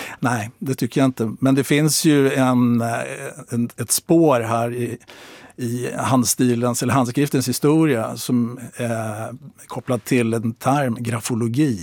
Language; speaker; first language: Swedish; native; Swedish